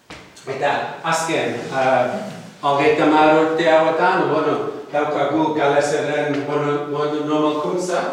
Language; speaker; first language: Basque; non-native, fluent; Welsh